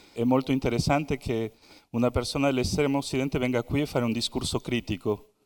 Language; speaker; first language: Italian; non-native, fluent; Spanish